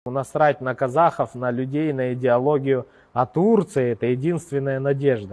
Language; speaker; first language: Russian; native; Russian